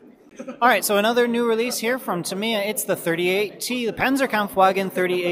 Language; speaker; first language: English; native; English